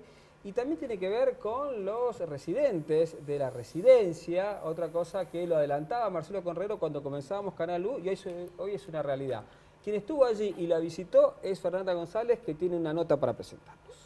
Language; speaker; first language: Spanish; native; Spanish